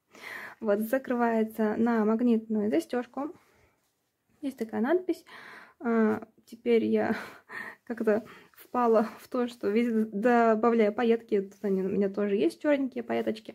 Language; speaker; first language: Russian; native; Russian